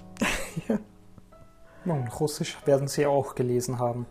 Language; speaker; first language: German; native; German